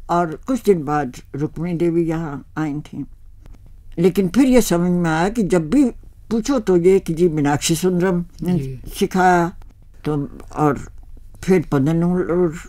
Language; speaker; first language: Hindi; native; Hindi